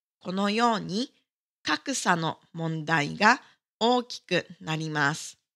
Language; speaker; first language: Japanese; native; Japanese